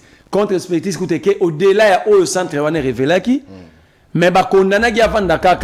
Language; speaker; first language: French; non-native, local second language; Lingala